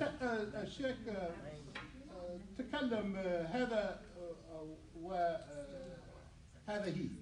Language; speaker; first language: Arabic; non-native, learner; English